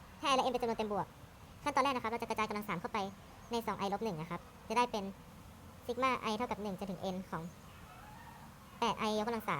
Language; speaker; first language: Thai; native; Thai